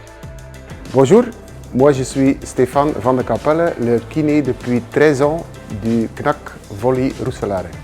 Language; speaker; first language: French; non-native, local second language; Dutch